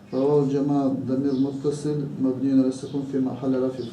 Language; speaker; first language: Arabic; non-native, learner; Chechen